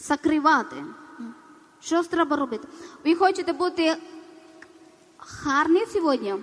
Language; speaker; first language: Ukrainian; non-native, learner; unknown